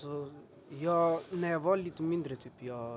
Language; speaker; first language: Swedish; early bilingual, other home language; Albanian